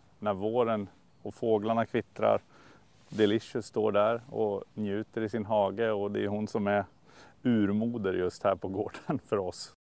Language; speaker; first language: Swedish; native; Swedish